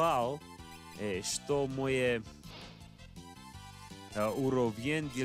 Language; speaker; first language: Russian; non-native, learner; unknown